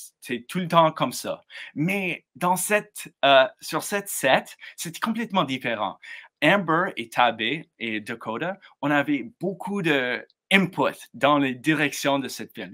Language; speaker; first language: French; non-native, learner; English